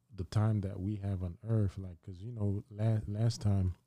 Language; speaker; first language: English; early bilingual, other home language; Haitian Creole